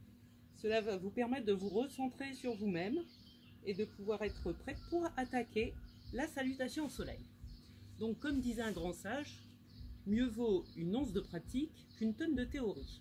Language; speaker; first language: French; native; French